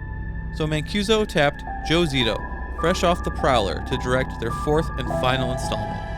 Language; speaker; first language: English; native; English